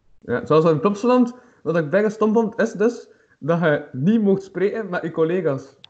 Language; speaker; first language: Dutch; native; Dutch